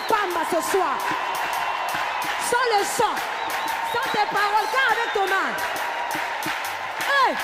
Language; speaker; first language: French; non-native, local second language; Lingala